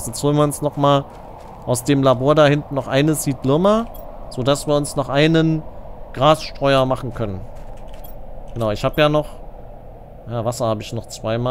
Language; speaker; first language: German; native; German